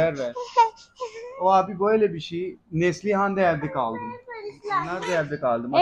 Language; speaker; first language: Turkish; non-native, learner; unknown